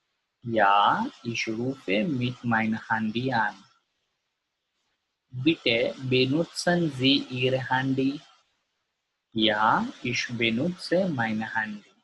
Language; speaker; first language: German; non-native, learner; Gujarati